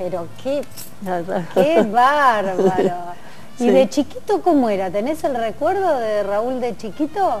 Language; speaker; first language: Spanish; native; Spanish